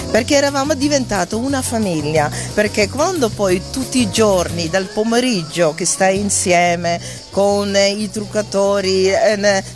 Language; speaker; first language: Italian; non-native, fluent; Dutch